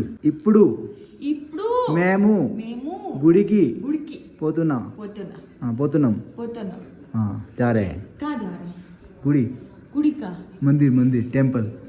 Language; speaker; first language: Telugu; non-native, learner; Hindi